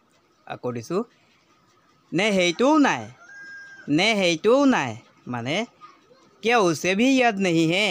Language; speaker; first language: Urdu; non-native, local second language; Assamese